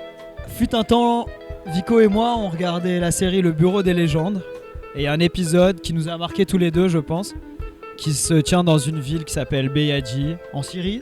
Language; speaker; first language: French; native; French